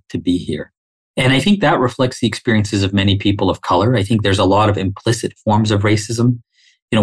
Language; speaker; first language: English; non-native, local second language; Swahili